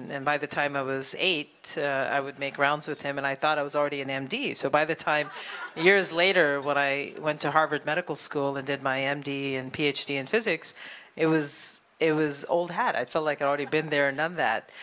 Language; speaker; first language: English; native; English